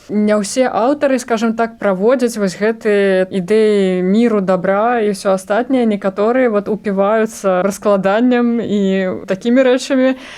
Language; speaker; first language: Belarusian; non-native, local second language; Russian